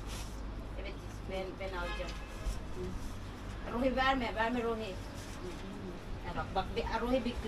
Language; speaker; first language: Turkish; non-native, learner; Filipino